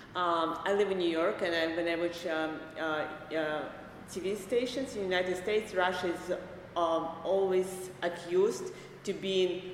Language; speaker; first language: English; non-native, fluent; Belarusian